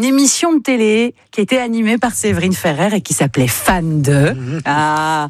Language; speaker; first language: French; native; French